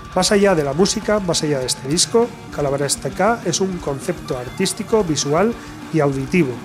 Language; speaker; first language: Spanish; native; Spanish